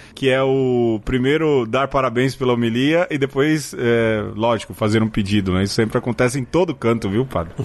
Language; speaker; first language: Portuguese; native; Portuguese